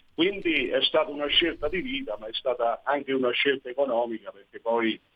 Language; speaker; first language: Italian; native; Italian